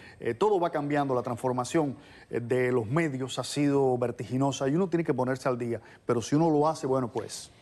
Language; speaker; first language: Spanish; native; Spanish